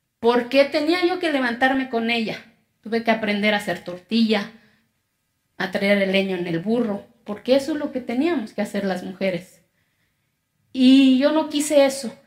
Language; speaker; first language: Spanish; non-native, local second language; Zapotec